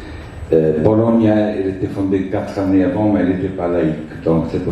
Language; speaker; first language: French; non-native, fluent; Italian